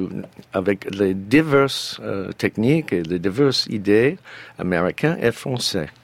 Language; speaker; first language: French; non-native, learner; English